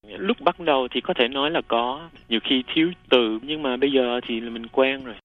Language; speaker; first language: Vietnamese; native; Vietnamese